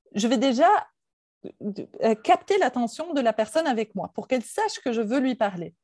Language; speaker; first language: French; native; French